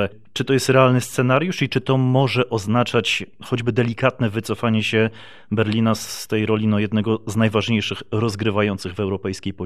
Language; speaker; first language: Polish; native; Polish